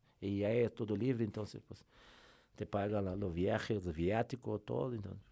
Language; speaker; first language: Spanish; non-native, fluent; Portuguese